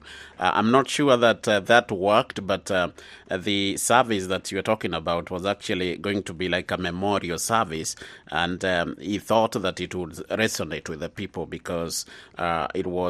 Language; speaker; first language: English; non-native, local second language; Swahili